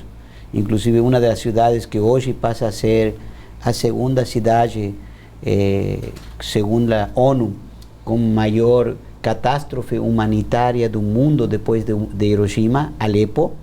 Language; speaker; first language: Portuguese; non-native, fluent; Spanish